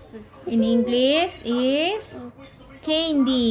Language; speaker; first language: English; non-native, local second language; Filipino